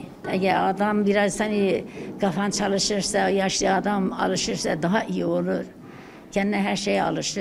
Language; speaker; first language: Turkish; non-native, local second language; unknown